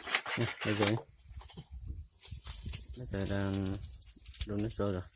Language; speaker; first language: Vietnamese; non-native, local second language; Hmong